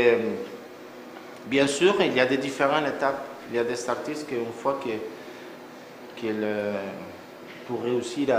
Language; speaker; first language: French; non-native, fluent; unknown